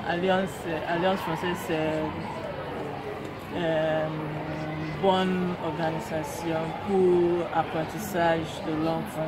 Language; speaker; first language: French; non-native, learner; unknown